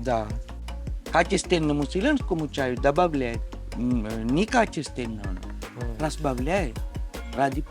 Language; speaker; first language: Russian; non-native, fluent; Sinhala